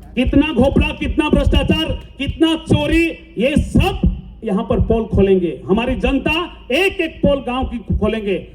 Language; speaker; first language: Hindi; non-native, local second language; Marathi